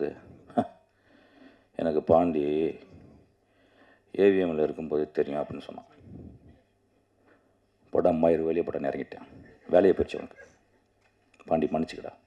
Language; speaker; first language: Tamil; native; Tamil